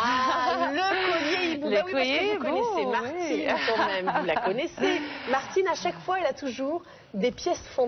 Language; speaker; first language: French; native; French